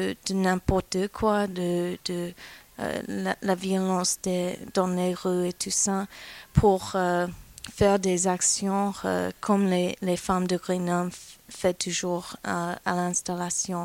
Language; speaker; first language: French; non-native, fluent; English